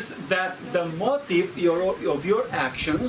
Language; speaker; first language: English; non-native, fluent; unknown